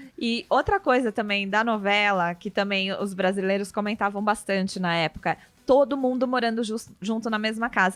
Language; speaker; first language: Portuguese; native; Portuguese